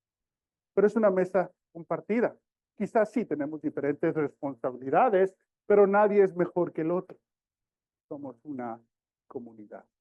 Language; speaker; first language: Spanish; early bilingual, heritage; Spanish